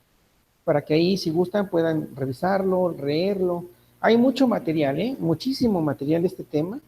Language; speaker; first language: Spanish; native; Spanish